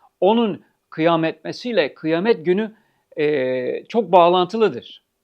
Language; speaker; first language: Turkish; non-native, fluent; English